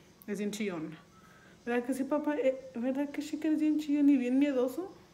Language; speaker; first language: Spanish; early bilingual, heritage; Spanish